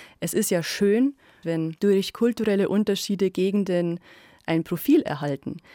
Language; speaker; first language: German; native; German